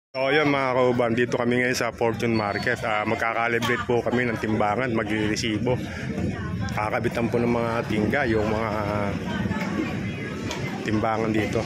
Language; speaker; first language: Filipino; non-native, local second language; Cebuano